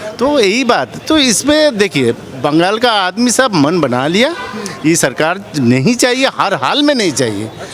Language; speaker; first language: Hindi; non-native, local second language; Bangla